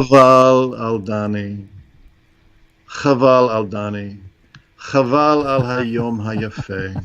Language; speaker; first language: Hebrew; non-native, fluent; English